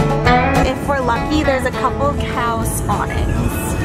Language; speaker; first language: English; native; English